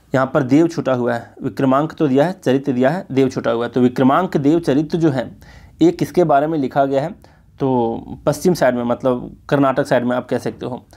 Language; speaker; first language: Hindi; native; Hindi